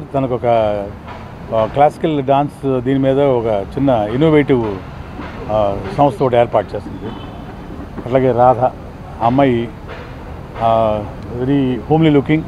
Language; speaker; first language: Telugu; native; Telugu